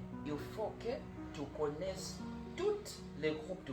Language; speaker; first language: French; non-native, learner; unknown